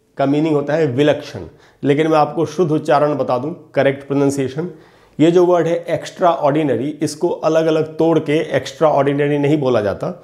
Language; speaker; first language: Hindi; native; Hindi